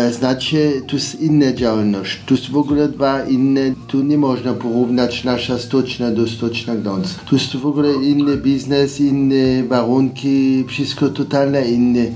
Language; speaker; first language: Polish; non-native, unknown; French